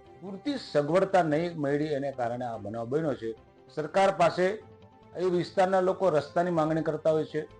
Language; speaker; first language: Gujarati; non-native, local second language; Rathawi